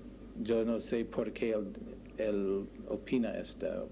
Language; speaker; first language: Spanish; non-native, learner; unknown